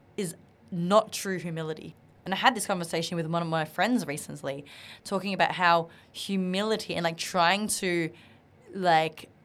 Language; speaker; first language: English; non-native, local second language; Vietnamese